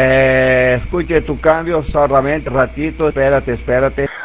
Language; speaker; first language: Spanish; non-native, learner; Portuguese